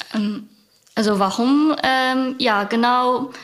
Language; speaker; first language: German; non-native, fluent; Chinese